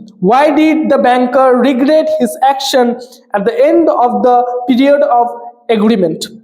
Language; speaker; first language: English; non-native, local second language; Bangla